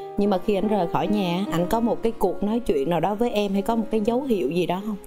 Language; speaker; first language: Vietnamese; native; Vietnamese